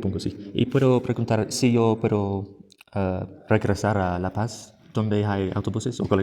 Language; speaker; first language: Spanish; non-native, learner; English